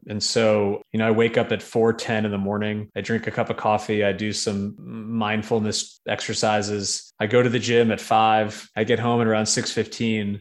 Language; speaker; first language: English; native; English